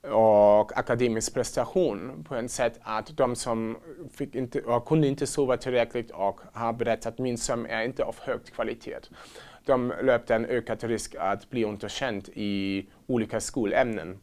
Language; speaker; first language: Swedish; non-native, fluent; German